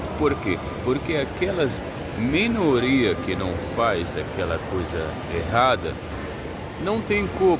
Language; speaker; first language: Portuguese; non-native, fluent; Arabic